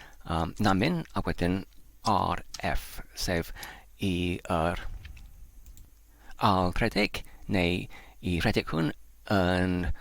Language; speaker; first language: Welsh; non-native, learner; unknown